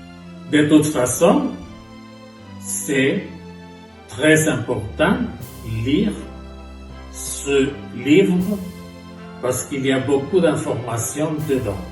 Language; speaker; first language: French; non-native, fluent; Spanish